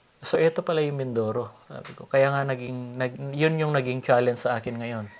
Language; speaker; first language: Filipino; non-native, local second language; Iloko